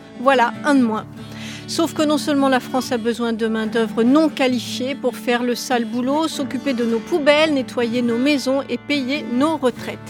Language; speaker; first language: French; native; French